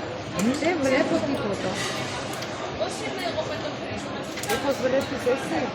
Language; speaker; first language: Greek; non-native, learner; Armenian